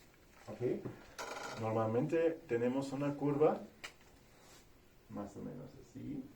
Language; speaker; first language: Spanish; non-native, fluent; German